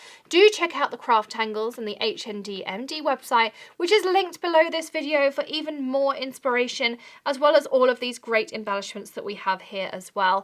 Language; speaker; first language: English; native; English